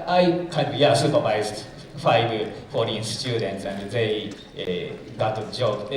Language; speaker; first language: English; non-native, fluent; Japanese